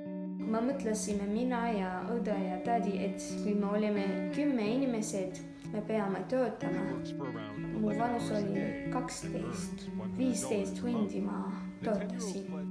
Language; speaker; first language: Estonian; non-native, learner; Arabic